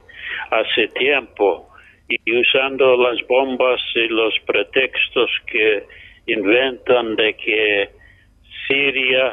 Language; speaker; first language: Spanish; non-native, fluent; English